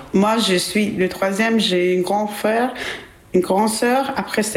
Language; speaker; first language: French; non-native, learner; Albanian